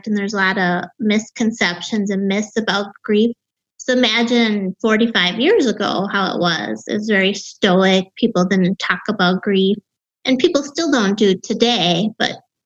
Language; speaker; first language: English; native; English